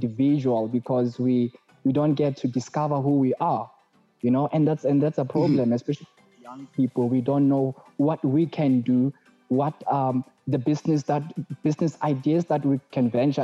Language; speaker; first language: English; non-native, local second language; Tswana